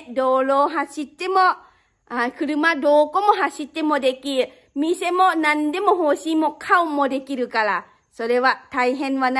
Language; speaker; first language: Japanese; non-native, learner; Lao